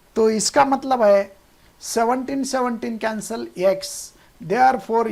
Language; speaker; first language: Hindi; non-native, local second language; Marathi